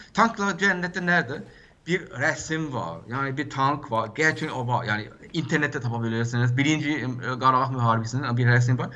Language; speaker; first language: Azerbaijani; non-native, fluent; German